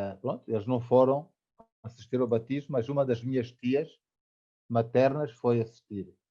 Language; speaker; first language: Portuguese; native; Portuguese